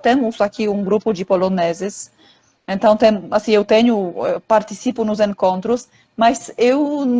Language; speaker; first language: Portuguese; non-native, fluent; Polish